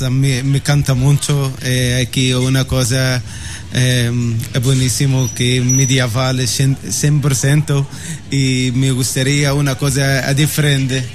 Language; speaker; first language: Spanish; non-native, learner; Arabic